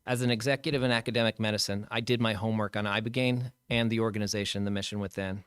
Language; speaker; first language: English; native; English